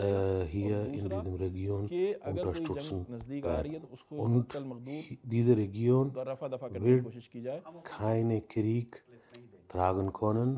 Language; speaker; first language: German; non-native, learner; Urdu